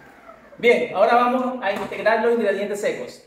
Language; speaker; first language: Spanish; native; Spanish